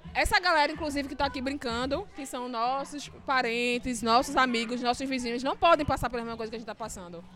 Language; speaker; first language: Portuguese; native; Portuguese